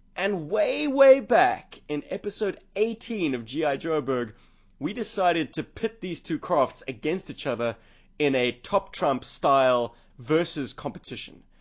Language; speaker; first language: English; native; English